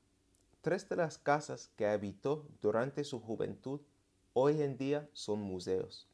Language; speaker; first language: Spanish; non-native, fluent; English